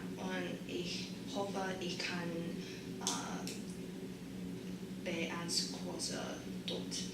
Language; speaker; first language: German; non-native, learner; Chinese